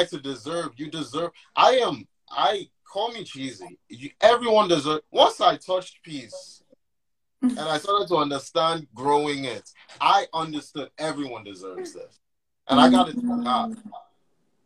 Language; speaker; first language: English; native; English